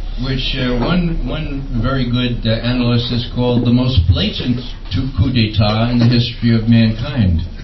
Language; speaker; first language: English; native; English